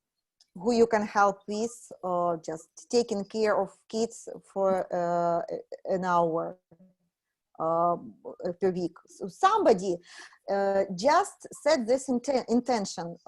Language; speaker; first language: English; non-native, fluent; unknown